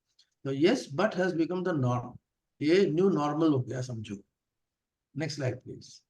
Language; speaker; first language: Hindi; non-native, local second language; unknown